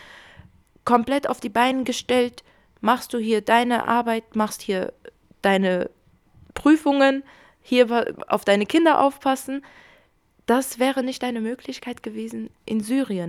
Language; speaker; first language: German; early bilingual, other home language; Kurdish